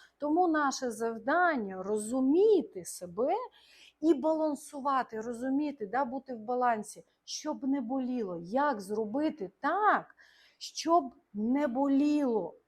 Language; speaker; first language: Ukrainian; non-native, local second language; Russian